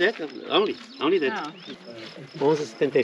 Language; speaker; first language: English; non-native, learner; Portuguese